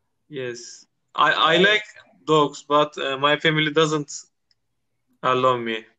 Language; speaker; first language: English; non-native, learner; Turkish